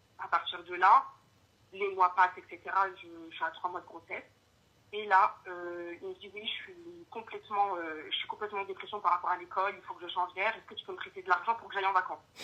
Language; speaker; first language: French; early bilingual, other home language; Arabic